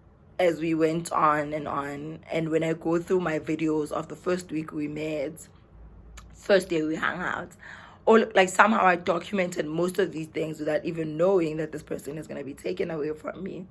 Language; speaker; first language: English; non-native, local second language; Zulu